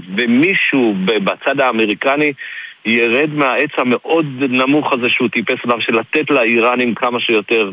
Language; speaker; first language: Hebrew; native; Hebrew